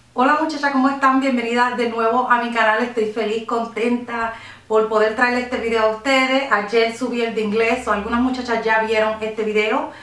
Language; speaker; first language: Spanish; early bilingual, other home language; English